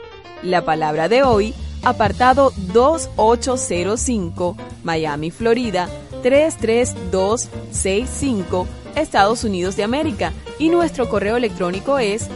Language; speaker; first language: Spanish; native; Spanish